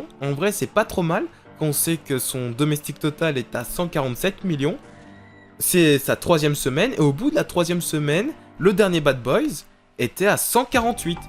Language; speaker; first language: French; native; French